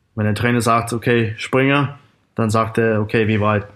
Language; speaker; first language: German; non-native, fluent; English